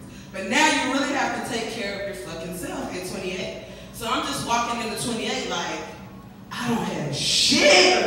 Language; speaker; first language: English; native; English